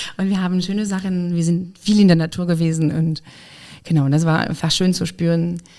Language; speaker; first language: German; non-native, fluent; French